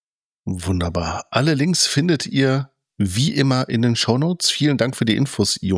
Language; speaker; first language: German; native; German